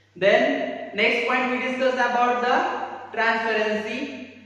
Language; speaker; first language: English; non-native, local second language; Marathi